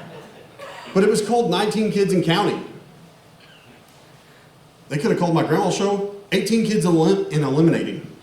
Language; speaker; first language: English; native; English